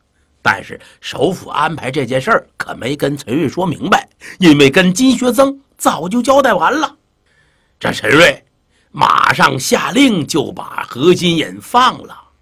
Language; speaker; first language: Chinese; native; Chinese